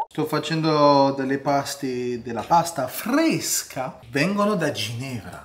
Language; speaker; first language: Italian; early bilingual, heritage; Italian